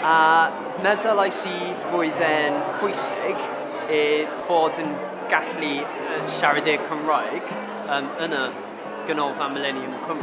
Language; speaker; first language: Welsh; non-native, learner; English